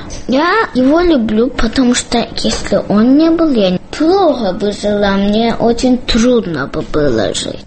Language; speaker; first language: Russian; early bilingual, other home language; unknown